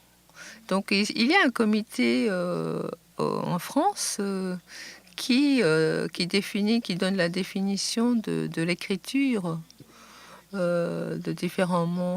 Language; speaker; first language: French; non-native, fluent; Japanese